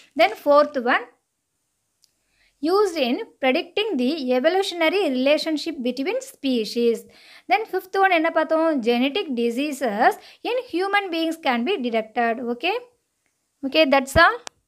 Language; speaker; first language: English; non-native, local second language; Tamil